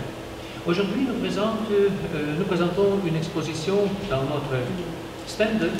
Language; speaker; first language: French; non-native, learner; Ukrainian